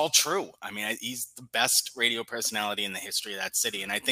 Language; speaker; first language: English; native; English